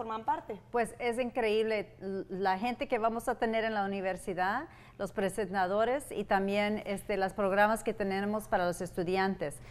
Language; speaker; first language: Spanish; early bilingual, heritage; Spanish